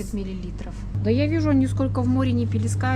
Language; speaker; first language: Russian; native; Russian